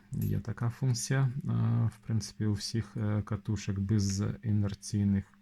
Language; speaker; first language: Ukrainian; non-native, local second language; Russian